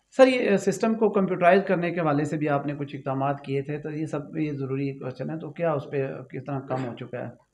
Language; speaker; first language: Urdu; non-native, local second language; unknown